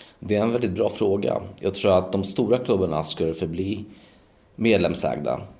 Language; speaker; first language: Swedish; native; Swedish